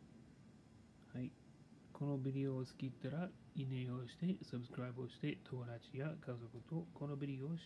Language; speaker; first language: Japanese; non-native, learner; English